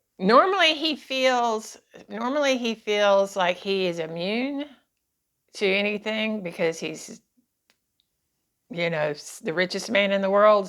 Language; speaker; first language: English; native; English